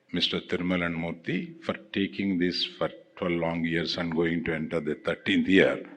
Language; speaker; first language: English; non-native, local second language; Telugu